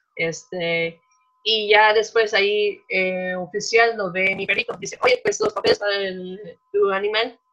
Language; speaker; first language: Spanish; non-native, fluent; English